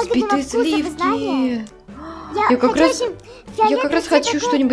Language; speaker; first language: Russian; native; Russian